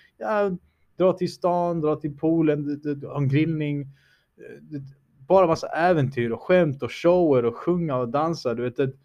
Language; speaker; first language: Swedish; early bilingual, other home language; Spanish